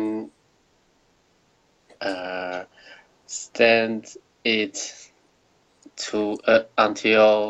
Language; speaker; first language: English; non-native, learner; Chinese